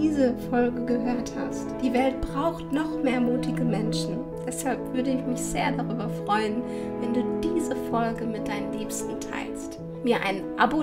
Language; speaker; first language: German; native; German